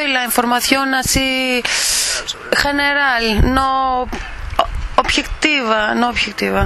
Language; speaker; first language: Spanish; non-native, fluent; Greek